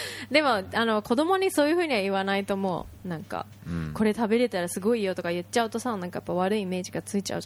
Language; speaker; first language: Japanese; early bilingual, heritage; Japanese